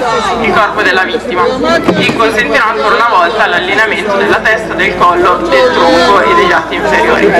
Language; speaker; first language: Italian; native; Italian